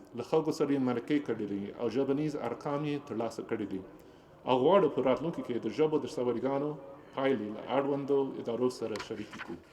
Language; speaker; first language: Pashto; non-native, fluent; English